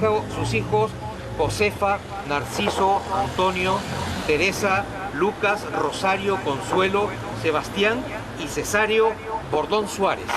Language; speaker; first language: Spanish; native; Spanish